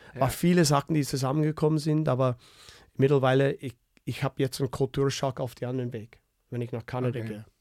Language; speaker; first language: German; non-native, fluent; English